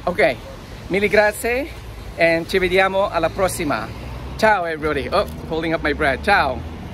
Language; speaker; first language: Italian; non-native, learner; Pangasinan